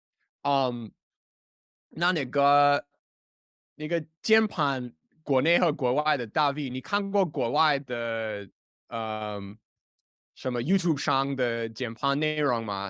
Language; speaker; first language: Chinese; non-native, fluent; English